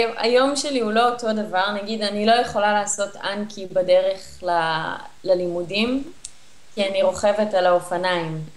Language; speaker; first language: Hebrew; native; Hebrew